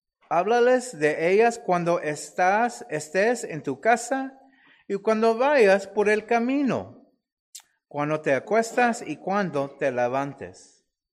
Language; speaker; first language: Spanish; non-native, fluent; English